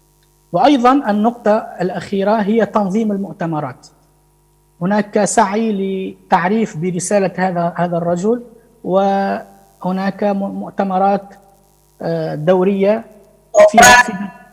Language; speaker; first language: Arabic; native; Arabic